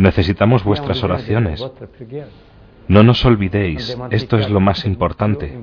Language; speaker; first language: Spanish; non-native, fluent; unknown